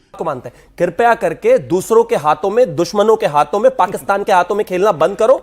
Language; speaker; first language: Hindi; native; Hindi